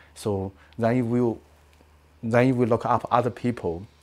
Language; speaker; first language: English; non-native, learner; Chinese